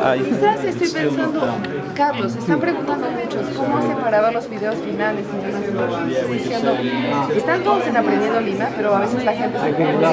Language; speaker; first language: Spanish; native; Spanish